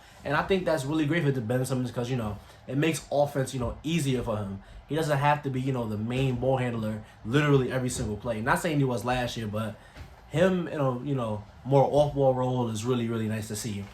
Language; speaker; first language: English; native; English